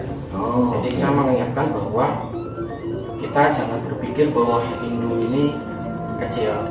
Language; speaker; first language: Indonesian; native; Indonesian